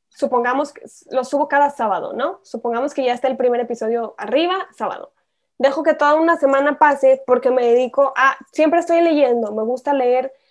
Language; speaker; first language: Spanish; native; Spanish